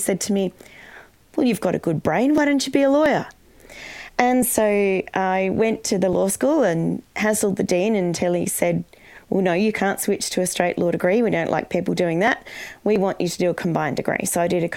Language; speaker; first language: English; native; English